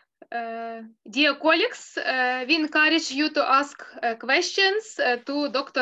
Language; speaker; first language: English; non-native, fluent; Ukrainian